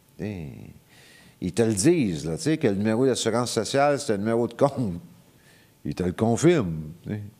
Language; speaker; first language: French; native; French